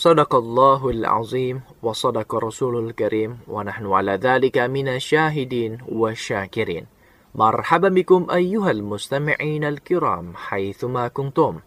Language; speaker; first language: Arabic; non-native, fluent; Indonesian